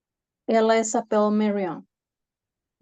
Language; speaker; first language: French; non-native, learner; Spanish